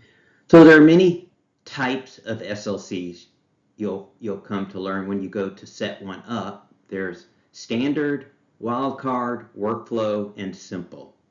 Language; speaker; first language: English; native; English